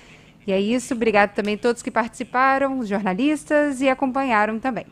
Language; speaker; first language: Portuguese; native; Portuguese